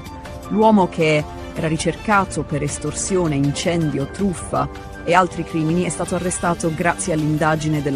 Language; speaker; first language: Italian; native; Italian